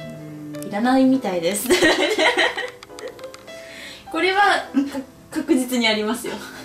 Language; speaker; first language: Japanese; native; Japanese